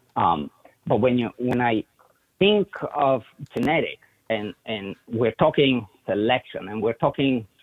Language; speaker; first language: English; non-native, fluent; Bulgarian